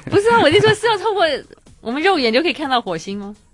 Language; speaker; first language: Chinese; native; Chinese